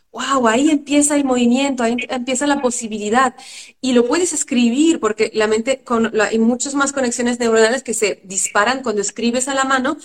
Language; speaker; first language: Spanish; non-native, fluent; French